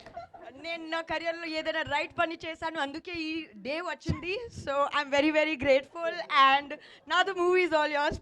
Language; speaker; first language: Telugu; non-native, learner; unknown